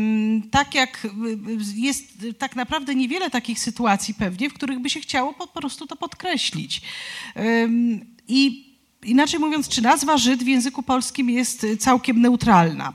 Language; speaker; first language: Polish; native; Polish